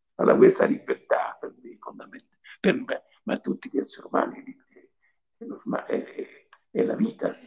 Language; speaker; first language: Italian; native; Italian